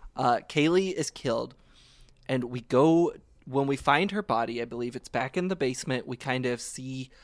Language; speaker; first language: English; native; English